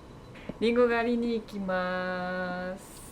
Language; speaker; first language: Japanese; non-native, learner; French